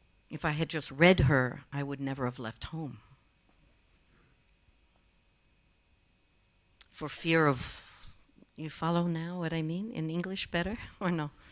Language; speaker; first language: English; native; English